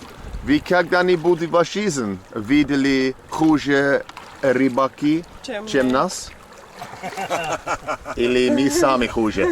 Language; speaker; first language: Russian; non-native, learner; English